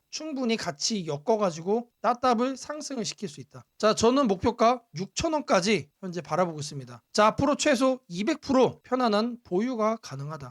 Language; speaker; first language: Korean; native; Korean